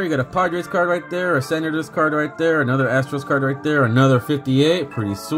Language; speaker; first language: English; native; English